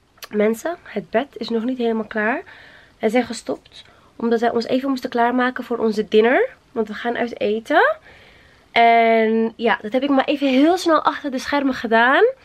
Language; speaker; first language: Dutch; native; Dutch